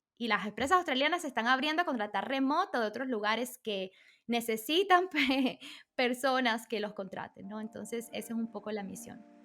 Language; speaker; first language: Spanish; early bilingual, other home language; Portuguese